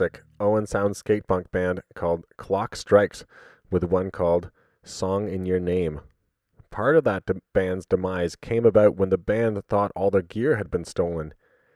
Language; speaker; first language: English; native; English